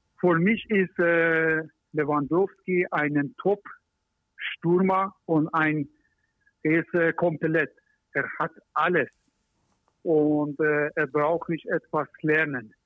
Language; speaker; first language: German; non-native, learner; Persian